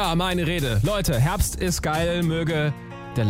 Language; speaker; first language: German; native; German